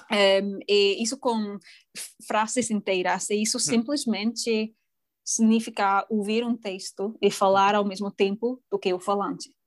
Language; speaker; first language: Portuguese; non-native, fluent; English